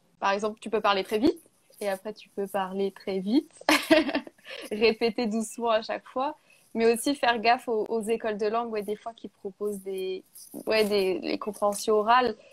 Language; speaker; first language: French; native; French